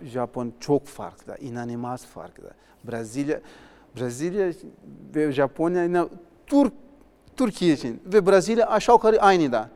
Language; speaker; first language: Turkish; non-native, learner; Portuguese